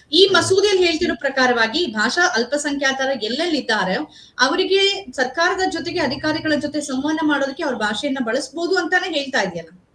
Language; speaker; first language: Kannada; native; Kannada